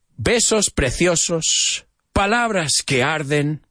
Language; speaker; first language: Spanish; non-native, fluent; English